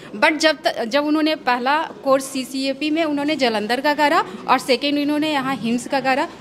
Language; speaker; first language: Hindi; native; Hindi